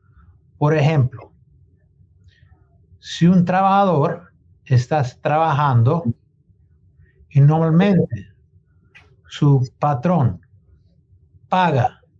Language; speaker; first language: Spanish; non-native, learner; English